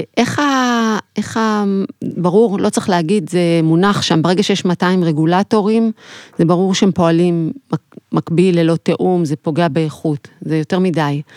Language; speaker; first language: Hebrew; native; Hebrew